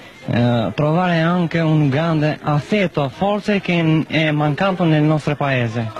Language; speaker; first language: Italian; non-native, fluent; Albanian